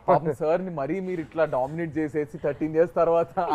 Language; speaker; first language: Telugu; native; Telugu